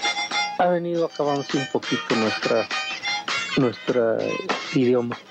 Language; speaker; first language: Spanish; non-native, local second language; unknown